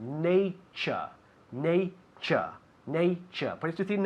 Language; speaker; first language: Spanish; non-native, fluent; English